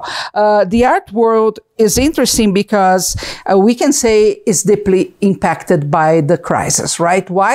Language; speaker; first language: English; non-native, fluent; Portuguese